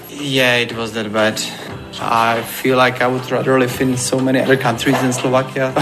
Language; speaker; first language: English; non-native, fluent; Slovak